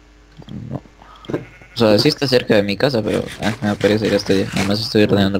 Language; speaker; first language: Spanish; native; Spanish